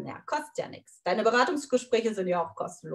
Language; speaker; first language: German; native; German